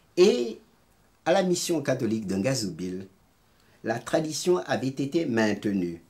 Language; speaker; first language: French; non-native, local second language; Serer